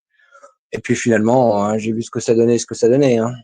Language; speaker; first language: French; native; French